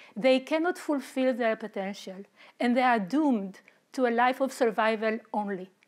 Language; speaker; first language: English; non-native, fluent; Romanian